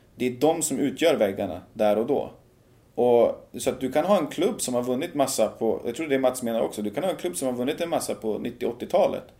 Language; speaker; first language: Swedish; early bilingual, other home language; Persian